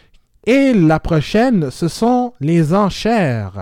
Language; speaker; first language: French; native; French